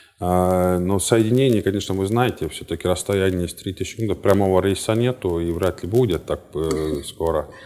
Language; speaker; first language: Russian; non-native, fluent; Estonian